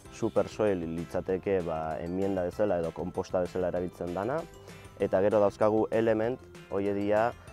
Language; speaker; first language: Basque; native; Basque